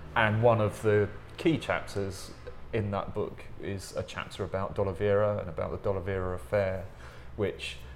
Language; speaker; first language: English; native; English